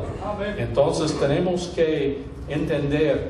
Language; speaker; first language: Spanish; non-native, fluent; English